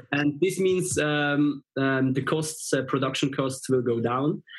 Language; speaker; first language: English; non-native, fluent; German